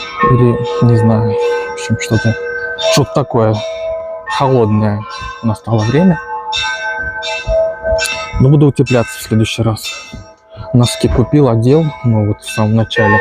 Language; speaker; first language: Russian; native; Russian